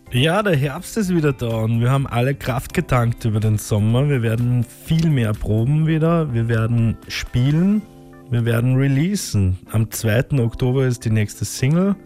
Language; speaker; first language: German; native; German